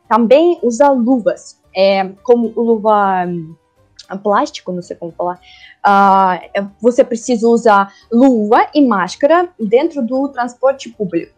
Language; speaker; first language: Portuguese; non-native, learner; Russian